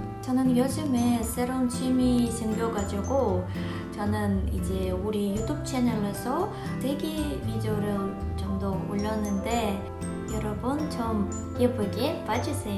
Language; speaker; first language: Korean; non-native, fluent; Russian